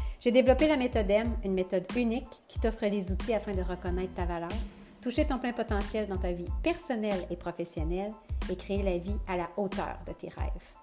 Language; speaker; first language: French; native; French